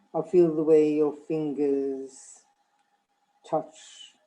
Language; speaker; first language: English; non-native, fluent; Lithuanian